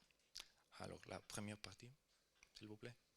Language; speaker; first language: French; non-native, fluent; Ukrainian